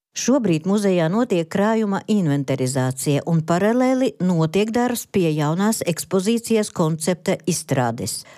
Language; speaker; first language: Latvian; native; Latvian